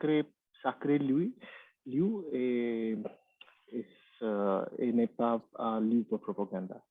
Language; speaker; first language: French; non-native, learner; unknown